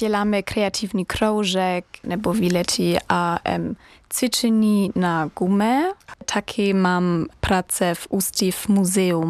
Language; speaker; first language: Czech; non-native, learner; German